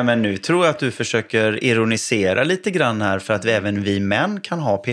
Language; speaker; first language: Swedish; native; Swedish